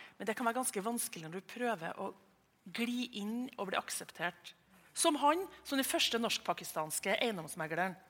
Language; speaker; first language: Norwegian; native; Norwegian